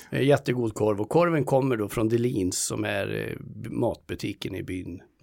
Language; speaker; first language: Swedish; native; Swedish